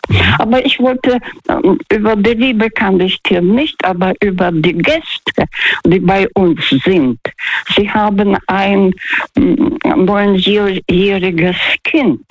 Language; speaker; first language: German; non-native, fluent; Russian